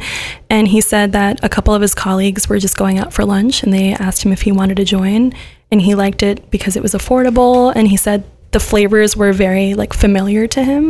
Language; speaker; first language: English; early bilingual, other home language; Gujarati